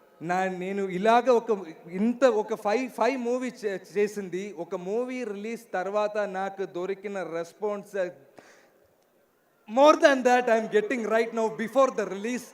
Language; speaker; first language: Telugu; non-native, learner; Malayalam